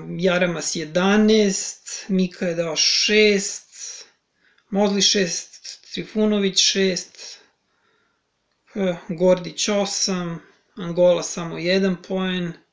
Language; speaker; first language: Serbian; native; Serbian